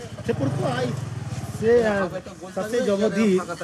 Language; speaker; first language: French; non-native, learner; Bangla